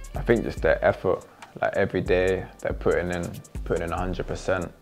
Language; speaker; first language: English; native; English